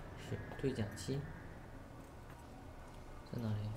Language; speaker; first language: Chinese; native; Chinese